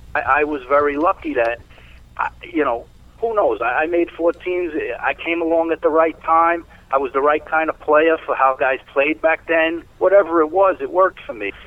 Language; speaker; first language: English; native; English